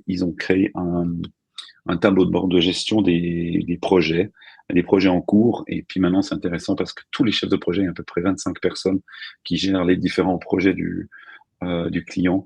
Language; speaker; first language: French; native; French